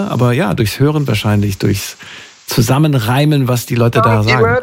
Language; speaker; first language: German; native; German